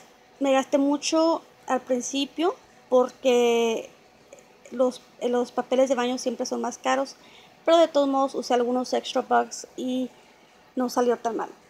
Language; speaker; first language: Spanish; native; Spanish